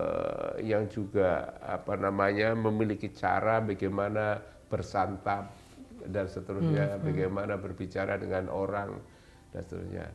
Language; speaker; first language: Indonesian; native; Indonesian